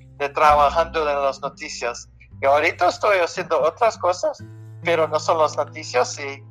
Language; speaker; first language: Spanish; early bilingual, heritage; Spanish